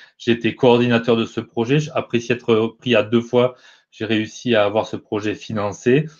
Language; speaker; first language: French; native; French